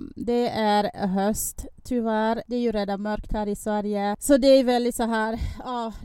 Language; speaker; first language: Swedish; non-native, fluent; French